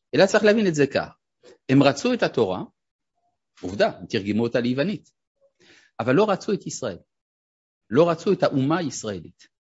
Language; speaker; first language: Hebrew; non-native, fluent; French